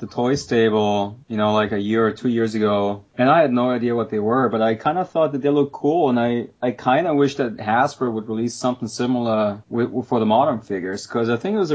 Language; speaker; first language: English; non-native, fluent; German